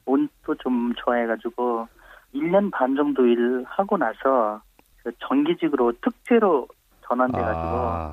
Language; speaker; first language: Korean; non-native, fluent; Nepali